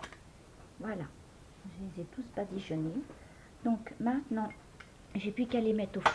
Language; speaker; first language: French; native; French